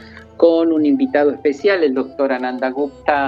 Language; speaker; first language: Spanish; native; Spanish